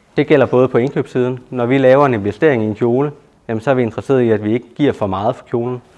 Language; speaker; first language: Danish; native; Danish